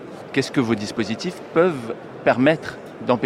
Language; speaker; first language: French; native; French